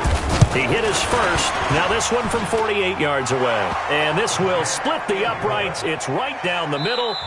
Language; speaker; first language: English; native; English